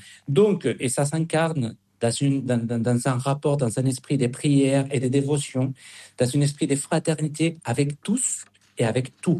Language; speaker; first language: French; non-native, fluent; Spanish